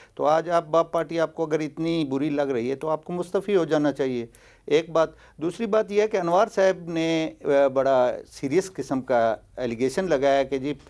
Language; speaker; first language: Urdu; non-native, local second language; Baluchi